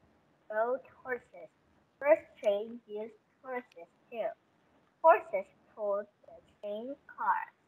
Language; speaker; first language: English; non-native, learner; Korean